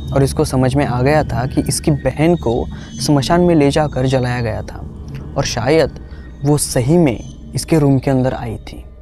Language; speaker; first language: Hindi; non-native, local second language; Marathi